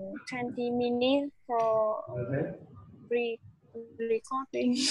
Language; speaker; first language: English; non-native, learner; Vietnamese